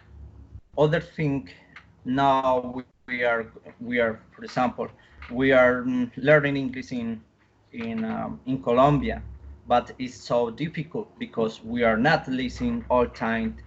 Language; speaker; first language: English; non-native, learner; Spanish